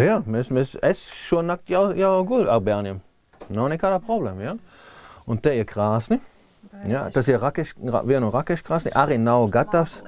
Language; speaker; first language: Latvian; non-native, learner; German